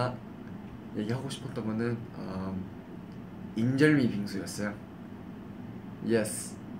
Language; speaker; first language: Korean; non-native, fluent; English